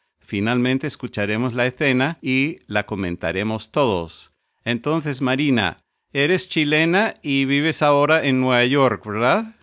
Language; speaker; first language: Spanish; non-native, fluent; English